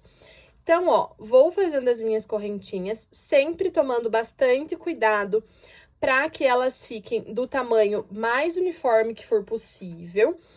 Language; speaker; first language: Portuguese; native; Portuguese